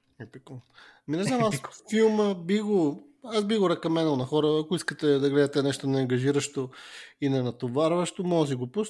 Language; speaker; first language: Bulgarian; native; Bulgarian